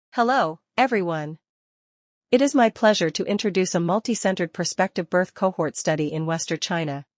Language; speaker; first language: English; non-native, fluent; Chinese